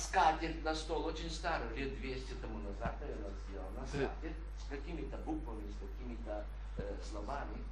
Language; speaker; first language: Polish; non-native, learner; Russian